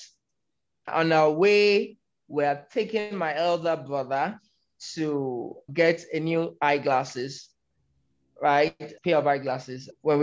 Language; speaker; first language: English; non-native, local second language; Yoruba